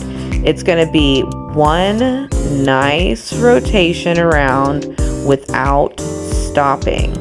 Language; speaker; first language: English; native; English